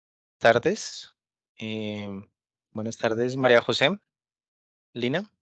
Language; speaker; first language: Spanish; native; Spanish